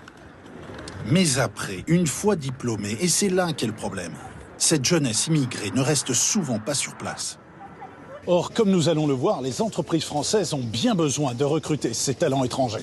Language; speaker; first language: French; native; French